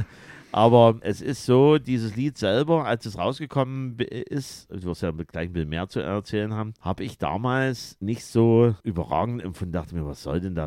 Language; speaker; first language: German; native; German